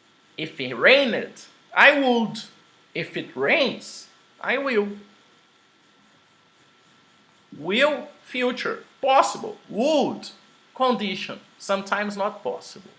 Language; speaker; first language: English; non-native, fluent; Portuguese